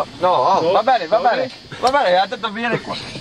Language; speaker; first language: Italian; non-native, learner; English